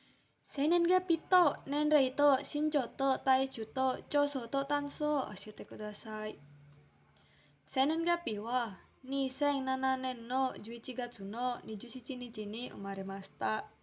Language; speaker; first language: Japanese; non-native, learner; Indonesian